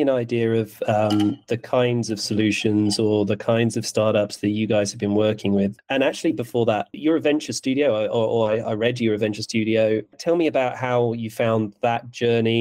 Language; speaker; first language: English; native; English